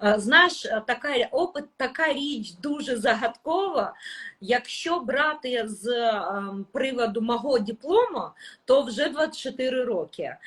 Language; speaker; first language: Ukrainian; non-native, local second language; Russian